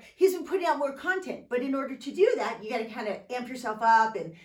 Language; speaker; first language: English; native; English